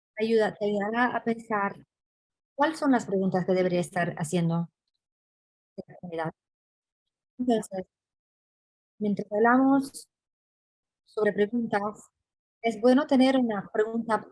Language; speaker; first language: Spanish; non-native, fluent; English